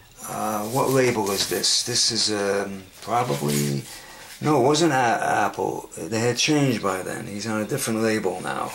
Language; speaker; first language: English; native; English